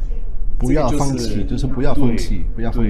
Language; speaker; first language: Chinese; non-native, fluent; Spanish